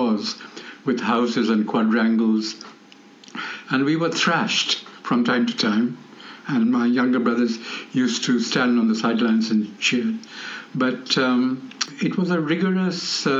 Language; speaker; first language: English; non-native, local second language; Bangla